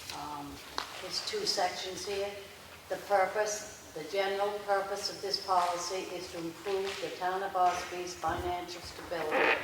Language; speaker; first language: English; native; English